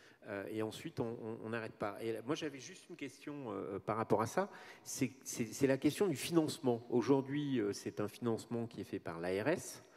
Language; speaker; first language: French; native; French